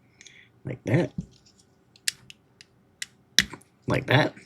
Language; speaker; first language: English; native; English